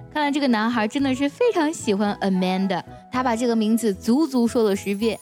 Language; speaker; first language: Chinese; native; Chinese